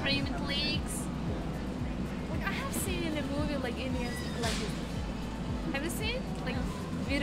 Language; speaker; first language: English; non-native, learner; Uzbek